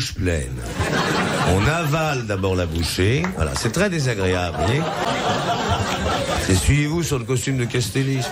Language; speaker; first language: French; native; French